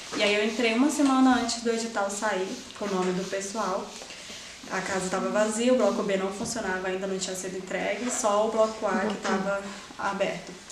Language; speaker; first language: Portuguese; native; Portuguese